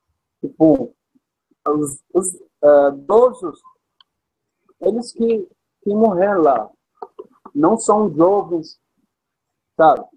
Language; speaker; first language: Portuguese; non-native, fluent; Arabic